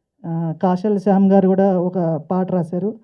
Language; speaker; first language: Telugu; native; Telugu